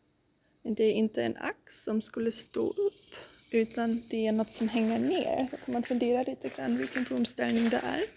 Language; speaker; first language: Swedish; non-native, fluent; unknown